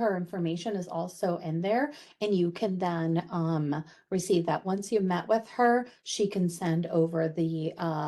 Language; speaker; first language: English; native; English